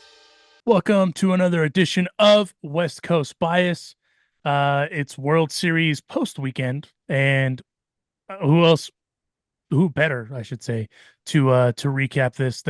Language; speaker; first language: English; native; English